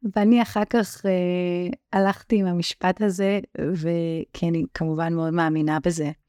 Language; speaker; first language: Hebrew; native; Hebrew